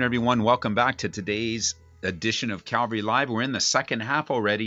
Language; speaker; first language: English; native; English